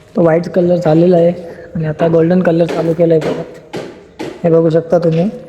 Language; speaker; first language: Marathi; non-native, local second language; Kannada